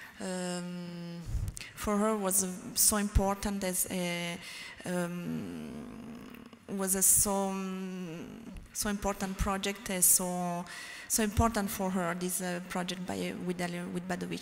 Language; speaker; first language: English; non-native, learner; French